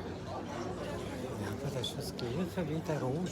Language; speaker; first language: German; native; German